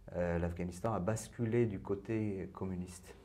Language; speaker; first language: French; non-native, fluent; Persian